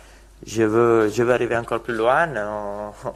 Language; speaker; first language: French; non-native, fluent; Italian